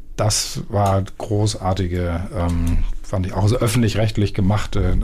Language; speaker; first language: German; native; German